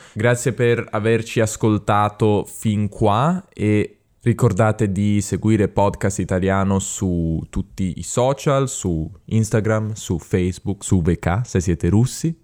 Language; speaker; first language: Italian; native; Italian